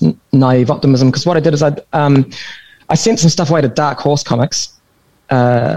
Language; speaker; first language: English; native; English